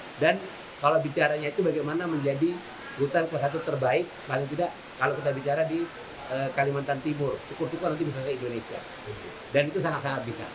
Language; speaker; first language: Indonesian; native; Indonesian